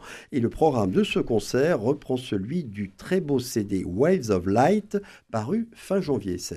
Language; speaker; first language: French; native; French